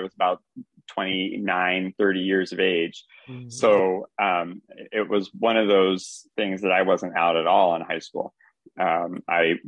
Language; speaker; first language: English; native; English